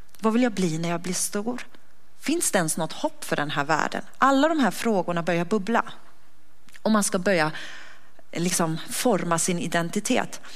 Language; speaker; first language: Swedish; native; Swedish